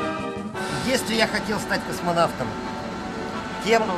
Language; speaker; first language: Russian; native; Russian